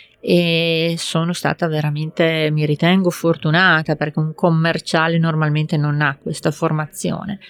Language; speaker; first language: Italian; native; Italian